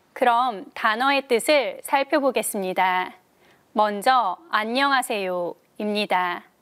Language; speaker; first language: Korean; native; Korean